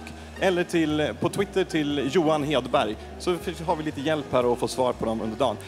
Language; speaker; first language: Swedish; native; Swedish